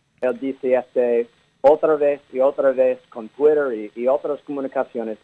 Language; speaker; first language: Spanish; early bilingual, heritage; English